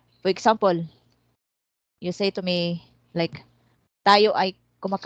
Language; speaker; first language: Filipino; non-native, local second language; Cebuano